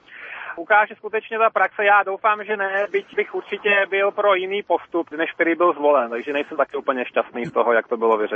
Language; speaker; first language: Czech; native; Czech